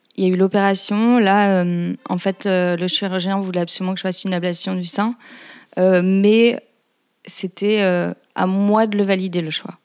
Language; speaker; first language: French; native; French